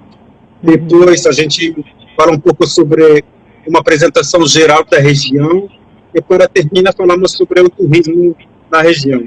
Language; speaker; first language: Portuguese; non-native, fluent; French